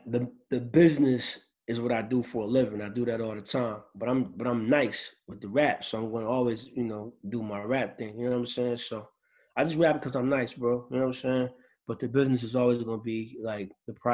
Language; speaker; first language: English; native; English